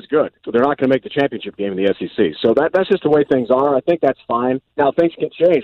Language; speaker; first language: English; native; English